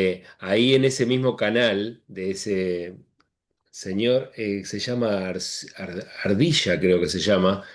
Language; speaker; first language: Spanish; native; Spanish